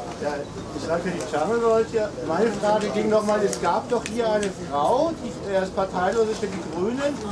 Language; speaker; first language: German; native; German